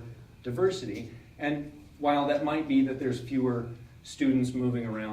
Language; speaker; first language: English; native; English